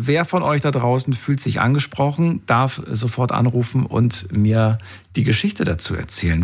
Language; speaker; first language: German; native; German